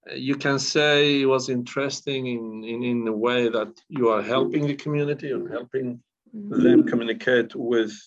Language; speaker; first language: English; non-native, fluent; Kurdish